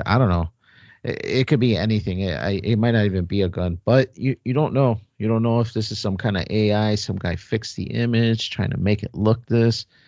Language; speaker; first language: English; native; English